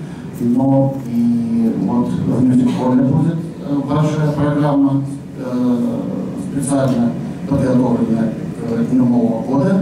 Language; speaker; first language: Russian; native; Russian